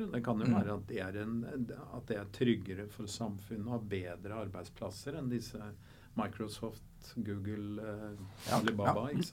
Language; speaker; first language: Norwegian; native; Norwegian